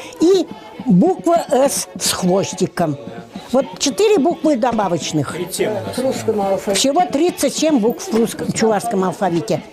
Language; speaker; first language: Russian; non-native, local second language; Chuvash